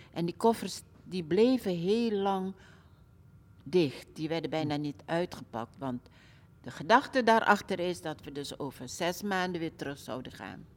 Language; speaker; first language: Dutch; early bilingual, other home language; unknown